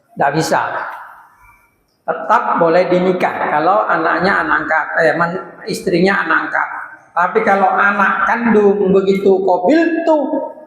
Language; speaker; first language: Indonesian; non-native, local second language; Madurese